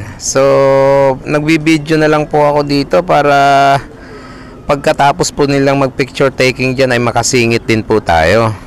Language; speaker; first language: Filipino; non-native, local second language; Bikol